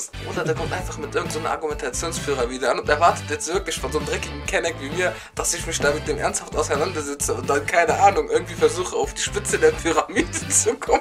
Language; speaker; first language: German; native; German